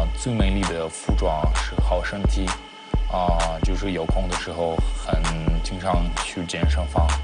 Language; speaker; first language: Chinese; non-native, fluent; Russian